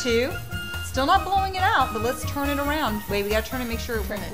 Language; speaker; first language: English; native; English